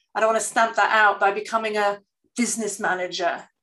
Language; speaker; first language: English; native; English